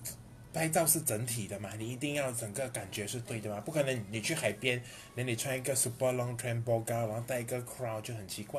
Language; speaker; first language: Chinese; native; Chinese